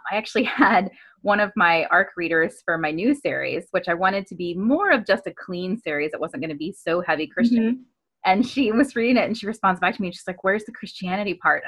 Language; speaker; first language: English; native; English